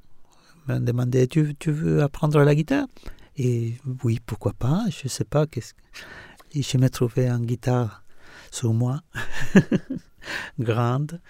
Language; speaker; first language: French; non-native, fluent; Spanish